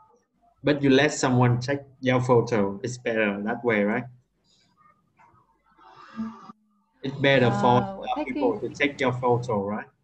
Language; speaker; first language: English; non-native, learner; Vietnamese